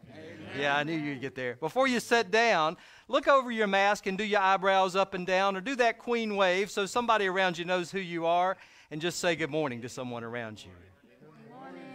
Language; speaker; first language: English; native; English